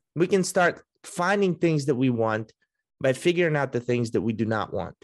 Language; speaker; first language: English; early bilingual, other home language; Russian